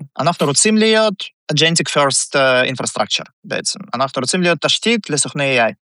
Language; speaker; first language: Hebrew; early bilingual, other home language; Russian